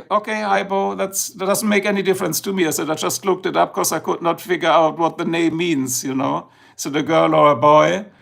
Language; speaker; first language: English; non-native, fluent; German